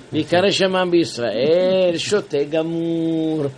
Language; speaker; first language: Hebrew; non-native, fluent; Persian